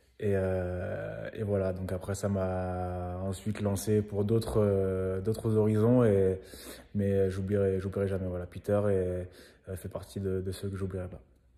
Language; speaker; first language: French; native; French